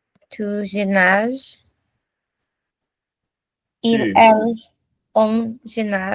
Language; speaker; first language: French; non-native, learner; Portuguese